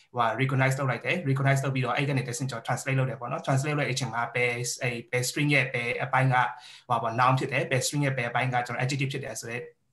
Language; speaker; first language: Burmese; non-native, local second language; Shan